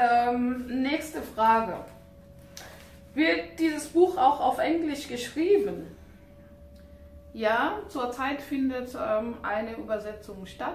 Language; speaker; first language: German; non-native, fluent; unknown